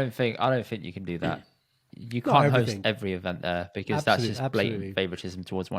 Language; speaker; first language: English; early bilingual, other home language; Punjabi